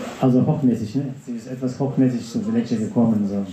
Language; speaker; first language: German; non-native, fluent; Russian